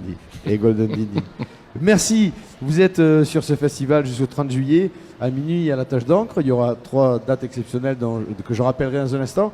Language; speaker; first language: French; native; French